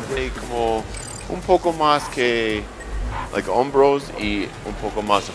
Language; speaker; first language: Spanish; non-native, learner; English